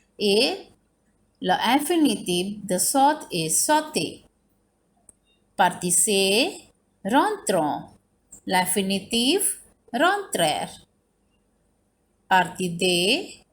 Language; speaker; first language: French; non-native, fluent; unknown